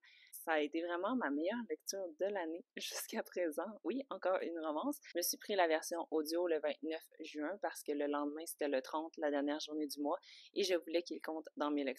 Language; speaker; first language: French; native; French